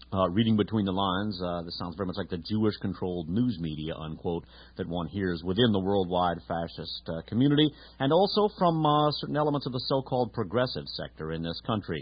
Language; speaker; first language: English; native; English